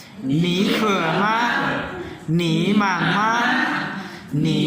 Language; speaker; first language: Chinese; non-native, learner; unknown